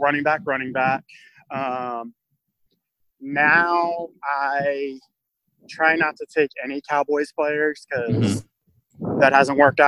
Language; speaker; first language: English; native; English